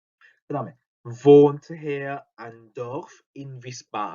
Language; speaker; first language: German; non-native, fluent; Korean